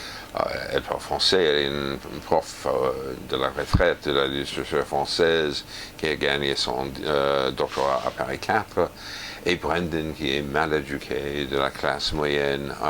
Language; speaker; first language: French; non-native, fluent; English